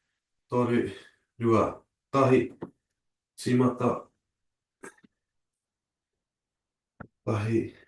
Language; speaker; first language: Māori; non-native, local second language; English